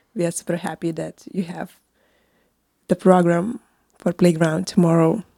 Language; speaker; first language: English; non-native, fluent; Lithuanian